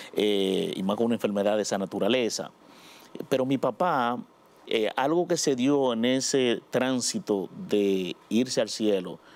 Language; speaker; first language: Spanish; native; Spanish